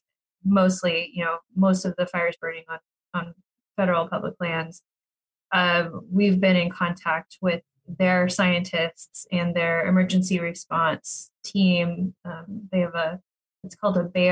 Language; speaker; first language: English; native; English